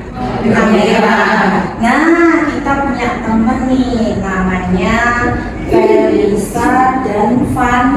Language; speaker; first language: Indonesian; native; Indonesian